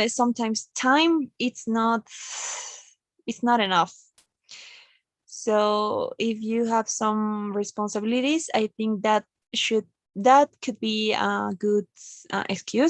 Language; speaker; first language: English; non-native, learner; Spanish